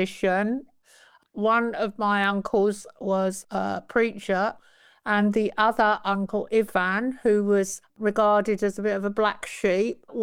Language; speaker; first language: English; native; English